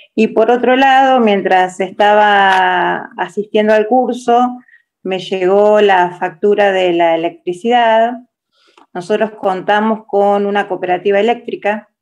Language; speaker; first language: Spanish; native; Spanish